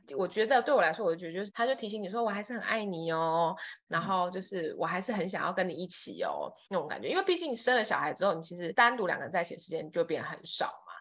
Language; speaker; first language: Chinese; non-native, fluent; Thai